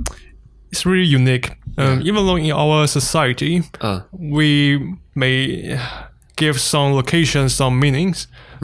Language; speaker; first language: English; non-native, fluent; Chinese